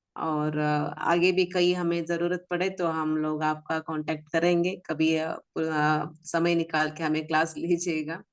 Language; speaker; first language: Hindi; non-native, local second language; Kannada